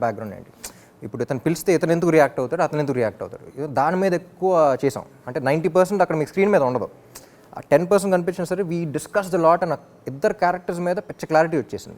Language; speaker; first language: Telugu; native; Telugu